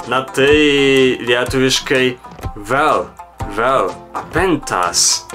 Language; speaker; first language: Lithuanian; non-native, fluent; Japanese